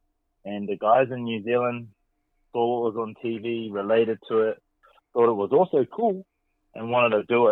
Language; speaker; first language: English; native; English